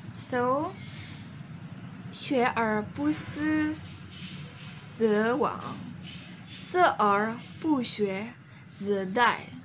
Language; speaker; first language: Chinese; non-native, learner; Indonesian